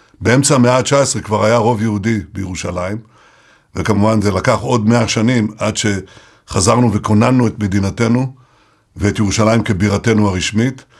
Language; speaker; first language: Hebrew; native; Hebrew